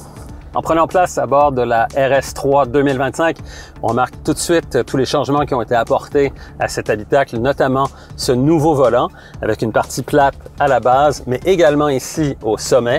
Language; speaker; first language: French; native; French